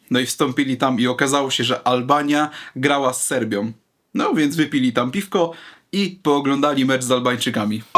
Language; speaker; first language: Polish; native; Polish